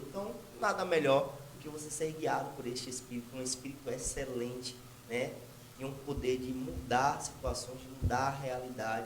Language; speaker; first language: Portuguese; native; Portuguese